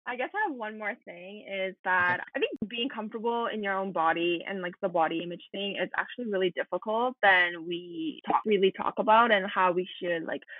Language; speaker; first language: English; native; English